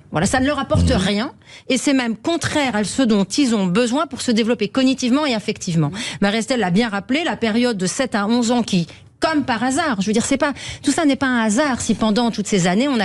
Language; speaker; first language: French; native; French